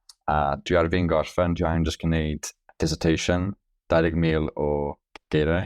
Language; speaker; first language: Welsh; non-native, local second language; English